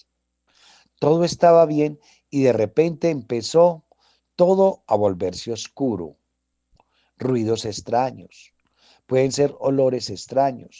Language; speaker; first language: Spanish; native; Spanish